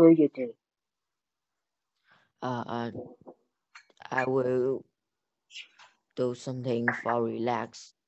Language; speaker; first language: English; non-native, learner; Vietnamese